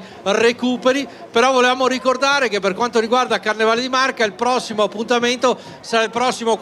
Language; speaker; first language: Italian; native; Italian